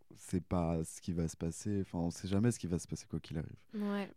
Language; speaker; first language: French; native; French